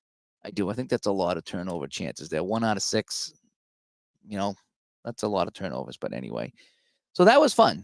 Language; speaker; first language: English; native; English